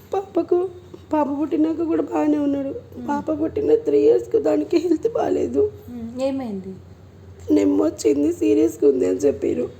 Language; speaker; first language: Telugu; native; Telugu